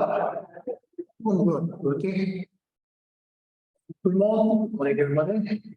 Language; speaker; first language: French; non-native, fluent; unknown